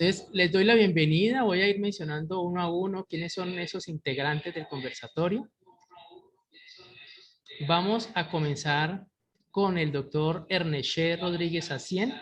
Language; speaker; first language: Spanish; native; Spanish